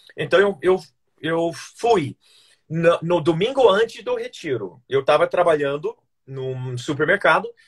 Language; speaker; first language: Portuguese; non-native, fluent; English